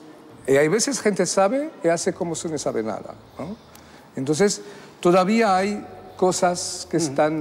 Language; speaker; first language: Spanish; non-native, fluent; Arabic